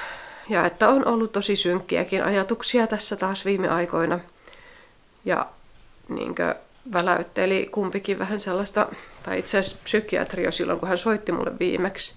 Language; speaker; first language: Finnish; native; Finnish